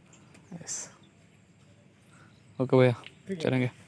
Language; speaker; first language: Hindi; non-native, local second language; Kannada